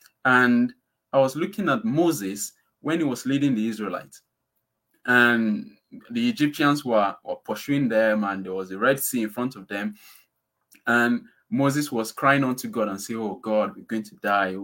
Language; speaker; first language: English; non-native, local second language; Yoruba